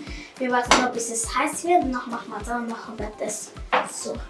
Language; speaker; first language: German; early bilingual, other home language; Tigrinya